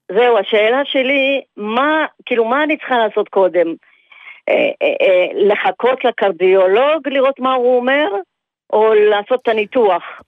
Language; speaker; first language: Hebrew; non-native, fluent; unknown